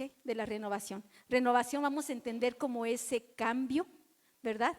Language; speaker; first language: Spanish; native; Spanish